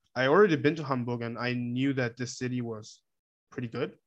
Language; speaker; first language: English; non-native, fluent; Korean